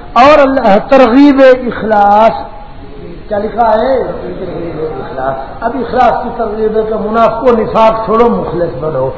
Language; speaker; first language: Urdu; non-native, local second language; Pashto